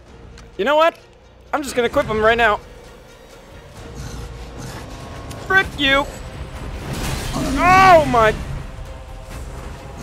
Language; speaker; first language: English; native; English